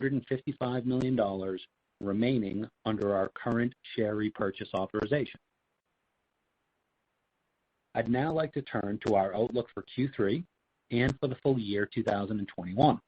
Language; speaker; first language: English; native; English